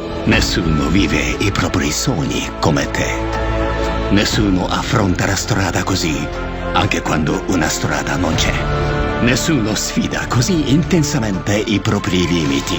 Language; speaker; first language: Italian; native; Italian